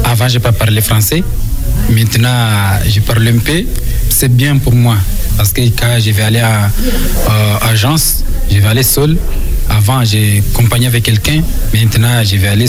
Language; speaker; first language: French; non-native, learner; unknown